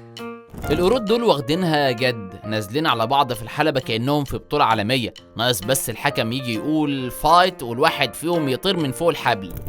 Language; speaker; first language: Arabic; native; Arabic